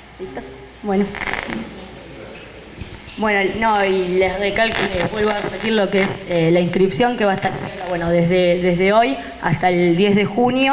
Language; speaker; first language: Spanish; native; Spanish